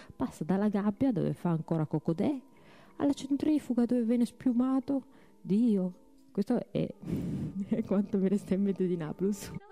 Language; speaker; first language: Italian; native; Italian